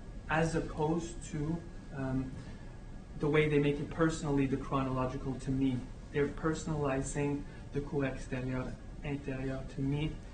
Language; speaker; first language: English; native; English